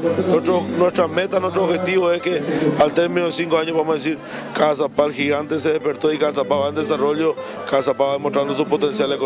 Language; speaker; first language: Spanish; native; Spanish